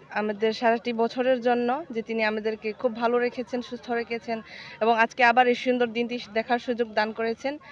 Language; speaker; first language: Bangla; non-native, local second language; Khasi